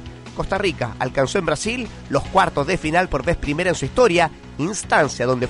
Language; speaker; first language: Spanish; native; Spanish